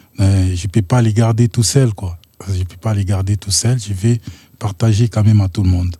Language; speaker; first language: French; non-native, local second language; Lingala